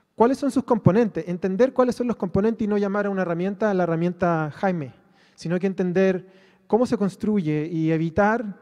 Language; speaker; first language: Spanish; native; Spanish